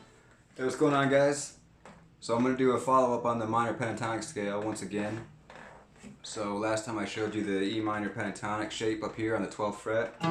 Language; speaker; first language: English; native; English